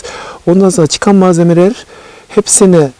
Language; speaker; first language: Turkish; non-native, fluent; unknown